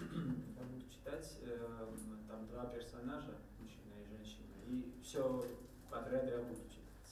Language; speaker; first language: Czech; non-native, learner; Georgian